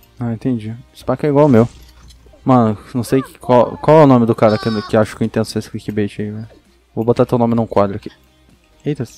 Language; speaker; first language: Portuguese; native; Portuguese